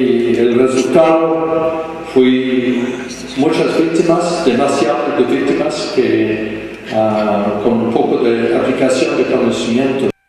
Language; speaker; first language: Spanish; non-native, fluent; English